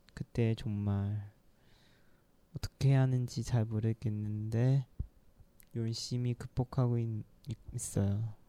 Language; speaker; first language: Korean; non-native, local second language; Chinese